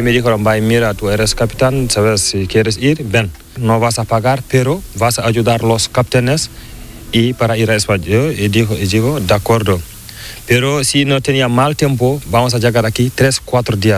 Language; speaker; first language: Spanish; non-native, learner; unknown